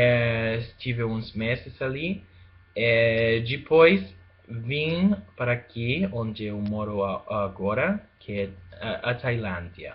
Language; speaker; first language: Portuguese; non-native, fluent; Spanish